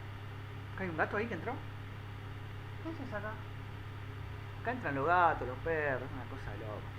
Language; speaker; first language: Spanish; native; Spanish